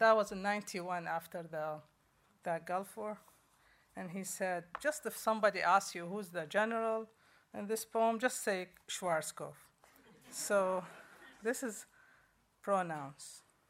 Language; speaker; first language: English; non-native, fluent; Arabic